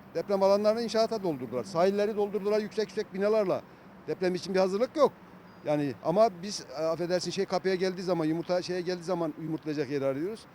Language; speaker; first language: Turkish; native; Turkish